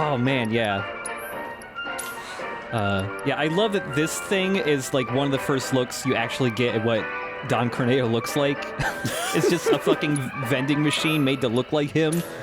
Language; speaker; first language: English; native; English